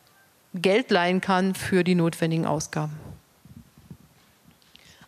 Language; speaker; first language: German; native; German